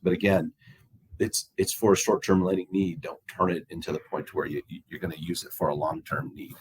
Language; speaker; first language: English; native; English